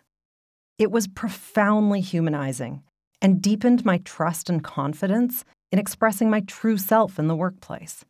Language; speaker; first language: English; native; English